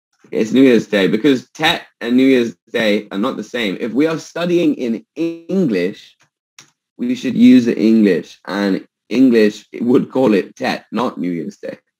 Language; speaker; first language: English; native; English